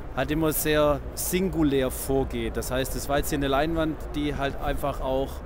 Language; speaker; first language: German; native; German